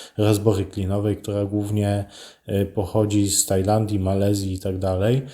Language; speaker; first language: Polish; native; Polish